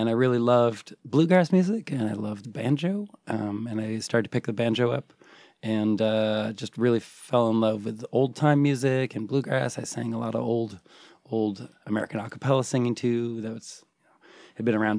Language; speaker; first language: English; native; English